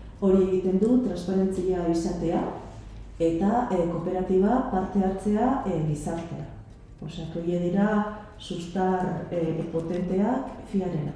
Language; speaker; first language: Basque; non-native, local second language; Spanish